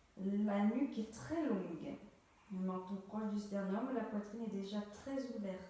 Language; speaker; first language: French; native; French